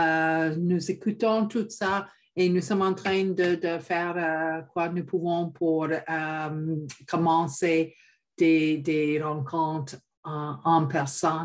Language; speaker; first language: French; non-native, fluent; English